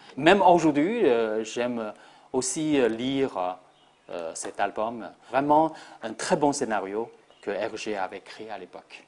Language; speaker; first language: French; non-native, fluent; Chinese